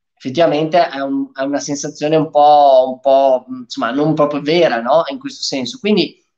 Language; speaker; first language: Italian; early bilingual, other home language; Romanian